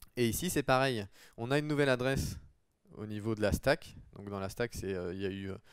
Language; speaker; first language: French; native; French